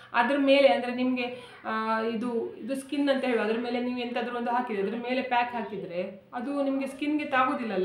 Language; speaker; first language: Kannada; non-native, local second language; Konkani